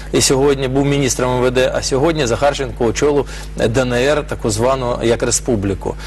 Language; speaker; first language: Ukrainian; non-native, local second language; Russian